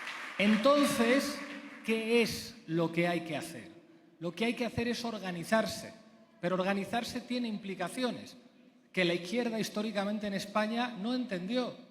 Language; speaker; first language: Spanish; native; Spanish